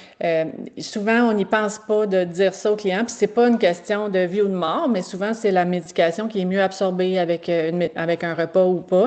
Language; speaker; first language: French; native; French